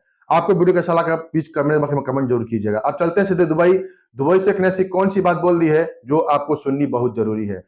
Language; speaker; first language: Hindi; native; Hindi